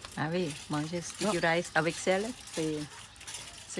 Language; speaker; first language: French; non-native, learner; Thai